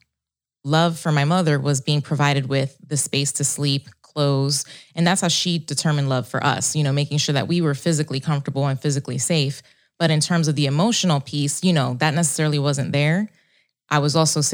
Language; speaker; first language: English; early bilingual, other home language; Spanish